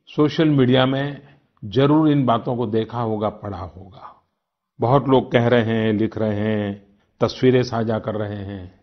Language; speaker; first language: Hindi; non-native, local second language; Gujarati